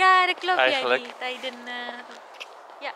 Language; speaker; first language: Dutch; non-native, learner; Indonesian